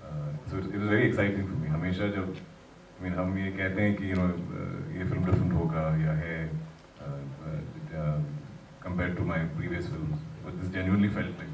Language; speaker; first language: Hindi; non-native, local second language; Malayalam